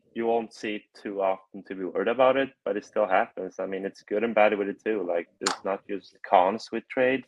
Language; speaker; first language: English; non-native, fluent; Swedish